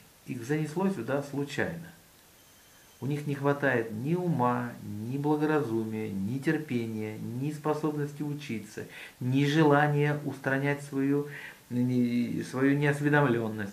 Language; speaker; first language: Russian; native; Russian